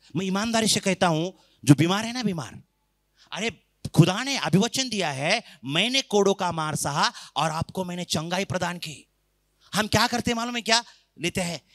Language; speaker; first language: Hindi; non-native, local second language; Marathi